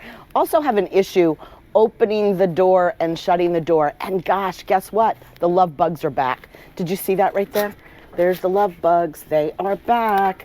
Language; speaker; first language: English; native; English